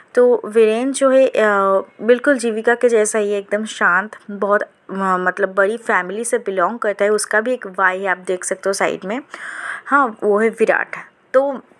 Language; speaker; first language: Hindi; non-native, local second language; Bangla